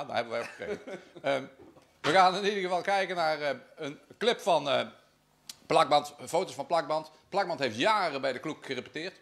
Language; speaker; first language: Dutch; native; Dutch